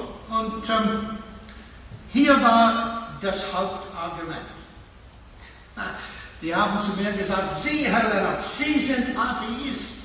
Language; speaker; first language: German; non-native, fluent; English